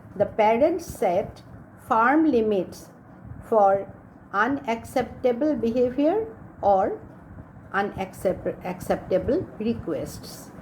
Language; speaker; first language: English; non-native, local second language; Assamese